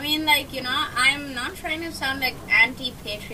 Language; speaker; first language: English; native; English